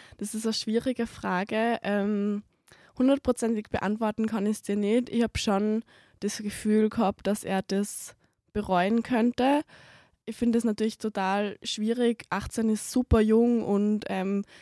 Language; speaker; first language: German; native; German